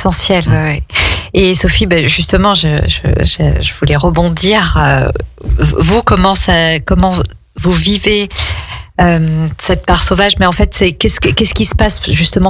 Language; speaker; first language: French; native; French